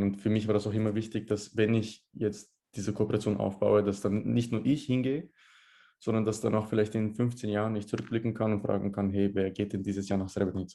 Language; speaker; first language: German; early bilingual, other home language; Bosnian